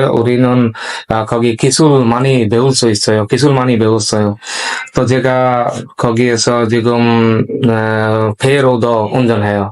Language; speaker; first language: Korean; non-native, learner; Bangla